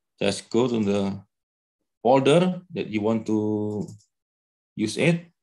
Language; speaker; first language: English; non-native, learner; Indonesian